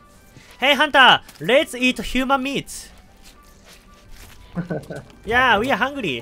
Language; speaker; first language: English; non-native, learner; Japanese